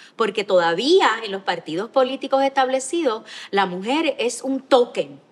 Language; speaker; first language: Spanish; native; Spanish